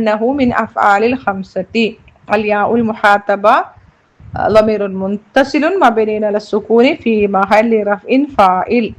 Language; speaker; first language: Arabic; non-native, fluent; Malayalam